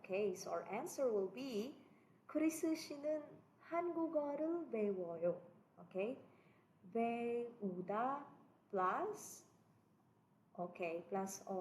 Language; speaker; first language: Korean; non-native, fluent; Cebuano